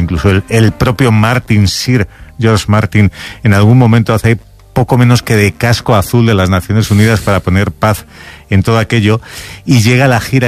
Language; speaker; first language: Spanish; native; Spanish